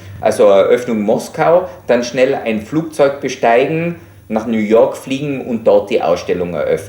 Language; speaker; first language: German; native; German